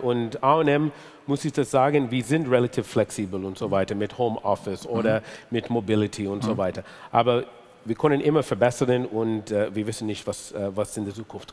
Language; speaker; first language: German; non-native, fluent; English